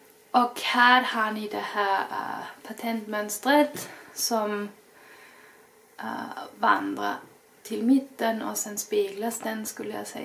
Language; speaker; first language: Swedish; non-native, fluent; German